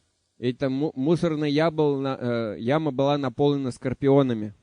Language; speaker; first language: Russian; native; Russian